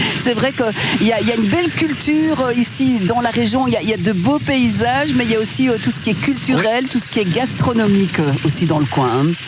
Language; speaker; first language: French; native; French